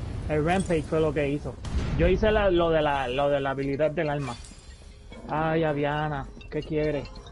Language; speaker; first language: Spanish; native; Spanish